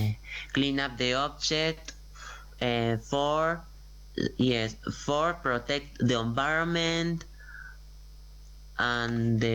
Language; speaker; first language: English; non-native, learner; Spanish